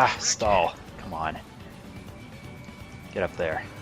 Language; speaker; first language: English; native; English